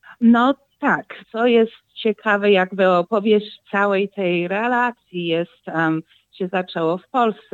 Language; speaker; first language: Polish; early bilingual, heritage; Polish